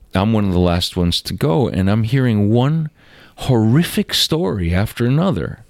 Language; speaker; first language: English; early bilingual, other home language; Russian